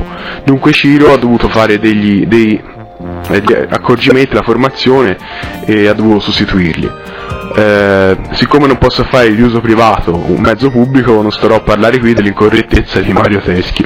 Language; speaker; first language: Italian; native; Italian